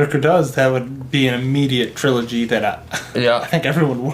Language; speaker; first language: English; native; English